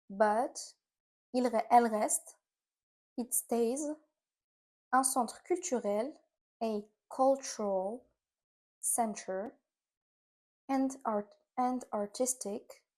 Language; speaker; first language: French; non-native, fluent; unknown